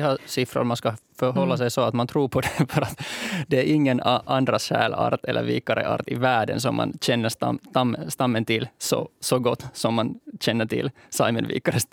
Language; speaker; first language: Swedish; native; Swedish